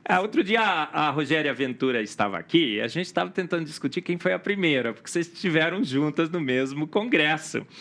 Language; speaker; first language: Portuguese; native; Portuguese